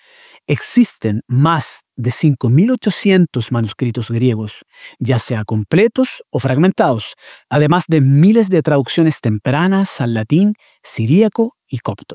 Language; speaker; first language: Spanish; native; Spanish